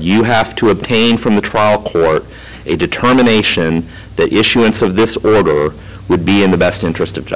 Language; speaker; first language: English; native; English